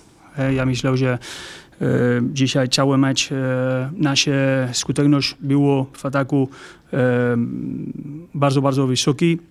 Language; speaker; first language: Polish; non-native, learner; Spanish